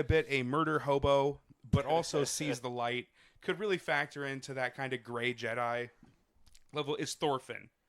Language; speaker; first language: English; native; English